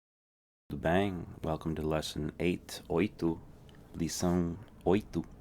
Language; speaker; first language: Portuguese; non-native, fluent; English